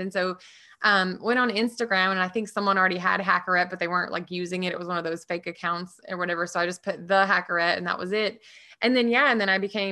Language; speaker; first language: English; native; English